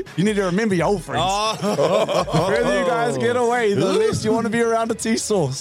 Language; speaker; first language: English; native; English